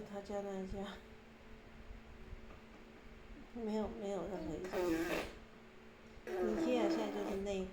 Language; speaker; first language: Chinese; native; Chinese